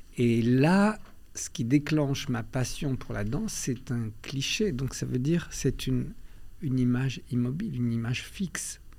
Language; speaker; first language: French; native; French